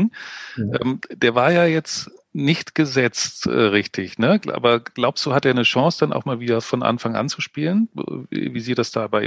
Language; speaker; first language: German; native; German